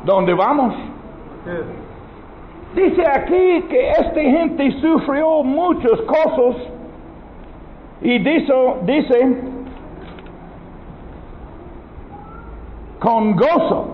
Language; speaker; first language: Spanish; non-native, learner; English